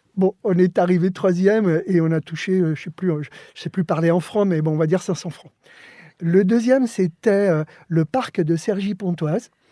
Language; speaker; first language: French; early bilingual, other home language; Spanish